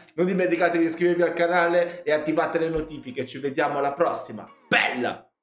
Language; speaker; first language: Italian; native; Italian